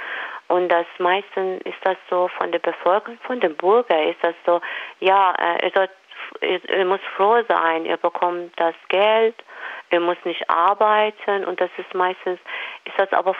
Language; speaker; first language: German; non-native, fluent; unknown